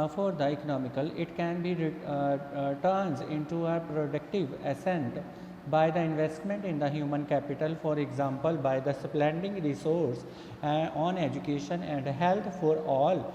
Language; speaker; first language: English; non-native, local second language; Punjabi